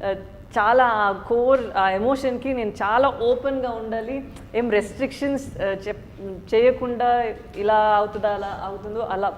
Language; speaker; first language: Telugu; non-native, fluent; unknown